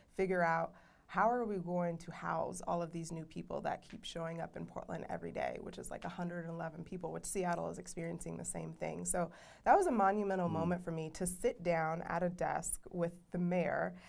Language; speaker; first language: English; native; English